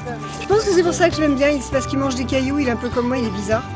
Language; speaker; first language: French; native; French